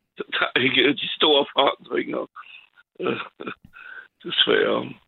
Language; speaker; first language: Danish; non-native, fluent; French